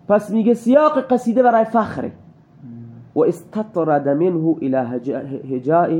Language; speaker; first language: Persian; non-native, local second language; Baluchi